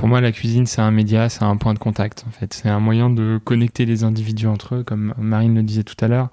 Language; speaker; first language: French; native; French